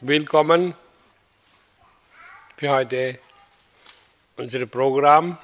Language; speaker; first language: German; non-native, learner; Hindi